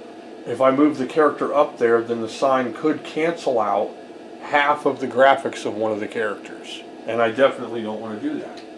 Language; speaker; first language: English; native; English